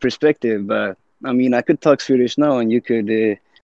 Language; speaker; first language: English; non-native, fluent; Swedish